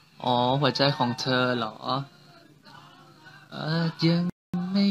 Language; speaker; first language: English; non-native, learner; Thai